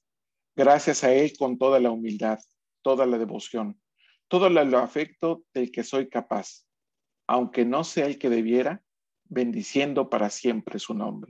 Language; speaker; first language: Spanish; native; Spanish